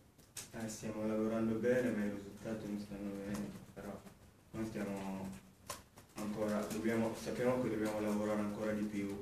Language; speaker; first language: Italian; non-native, fluent; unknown